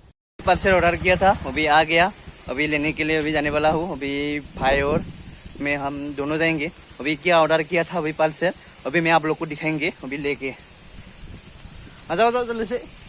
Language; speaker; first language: Hindi; non-native, local second language; Assamese